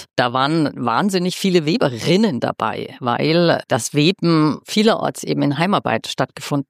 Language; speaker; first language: German; native; German